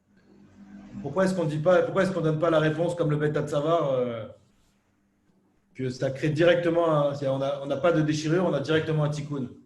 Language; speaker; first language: French; native; French